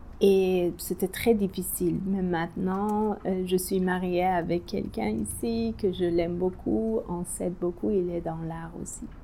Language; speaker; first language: French; non-native, learner; Persian